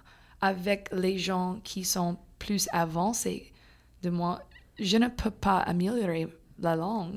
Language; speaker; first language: French; non-native, fluent; English